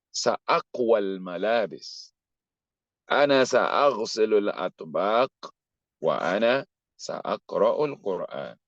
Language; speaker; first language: Arabic; non-native, fluent; English